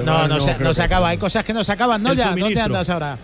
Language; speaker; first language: Spanish; native; Spanish